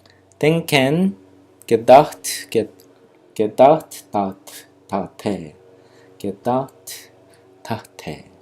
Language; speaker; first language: German; non-native, fluent; Korean